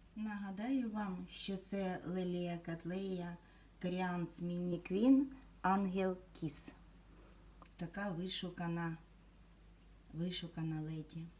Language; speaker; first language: Ukrainian; native; Ukrainian